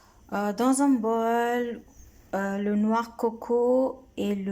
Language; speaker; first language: French; non-native, learner; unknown